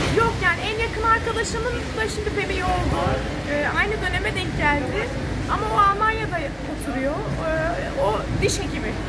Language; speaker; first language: Turkish; early bilingual, heritage; Turkish